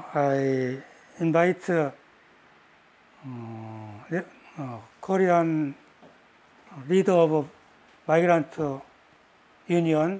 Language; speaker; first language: English; non-native, learner; Korean